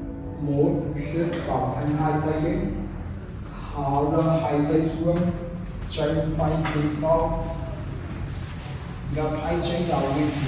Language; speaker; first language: Vietnamese; non-native, learner; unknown